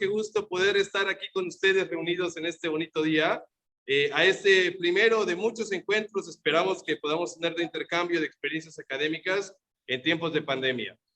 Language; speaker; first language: Spanish; native; Spanish